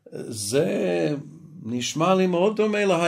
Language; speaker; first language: Hebrew; non-native, fluent; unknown